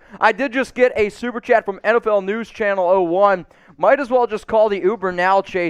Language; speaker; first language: English; native; English